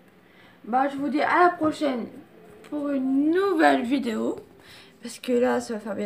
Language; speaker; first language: French; native; French